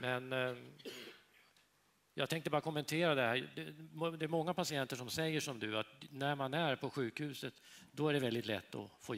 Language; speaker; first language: Swedish; native; Swedish